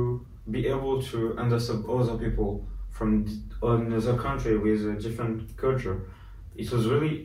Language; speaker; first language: English; non-native, learner; French